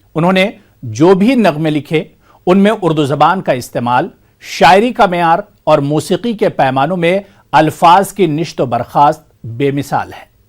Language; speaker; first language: Urdu; native; Urdu